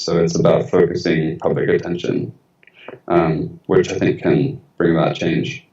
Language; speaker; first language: English; early bilingual, other home language; Spanish